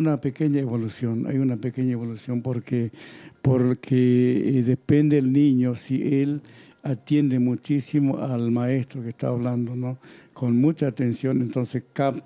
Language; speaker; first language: Spanish; non-native, local second language; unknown